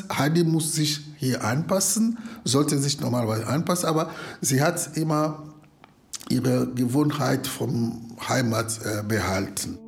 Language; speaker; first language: German; non-native, fluent; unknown